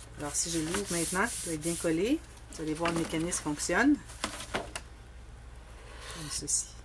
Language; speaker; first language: French; native; French